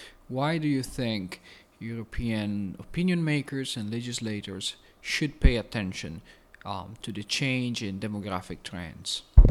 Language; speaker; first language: English; non-native, fluent; Italian